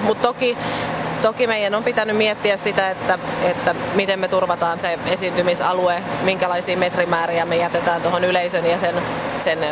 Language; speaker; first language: Finnish; native; Finnish